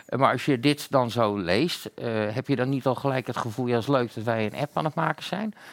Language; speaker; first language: Dutch; native; Dutch